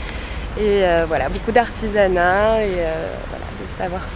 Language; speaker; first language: French; native; French